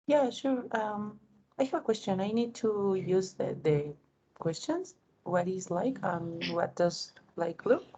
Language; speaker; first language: English; non-native, learner; Spanish